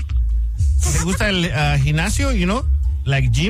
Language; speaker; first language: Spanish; early bilingual, heritage; Spanish